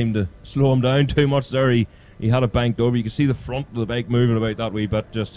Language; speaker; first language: English; native; English